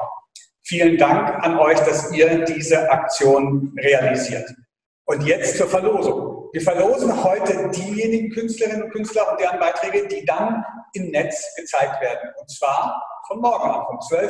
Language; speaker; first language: German; native; German